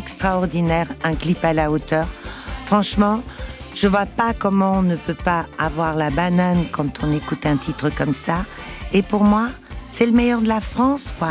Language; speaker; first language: French; early bilingual, other home language; Portuguese